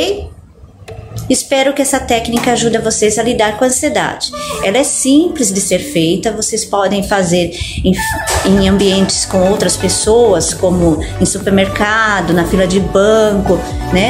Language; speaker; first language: Portuguese; native; Portuguese